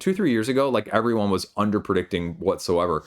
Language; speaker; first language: English; native; English